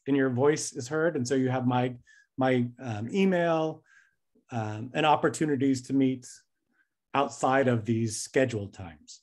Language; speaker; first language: English; native; English